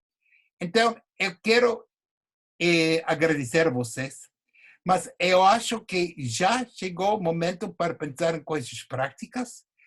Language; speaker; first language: Portuguese; non-native, fluent; English